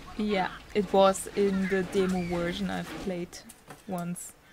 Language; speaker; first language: English; non-native, fluent; German